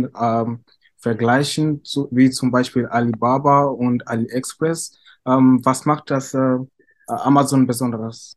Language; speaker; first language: German; non-native, fluent; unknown